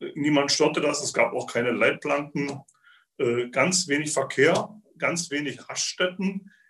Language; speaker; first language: German; native; German